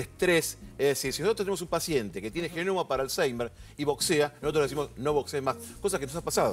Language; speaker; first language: Spanish; native; Spanish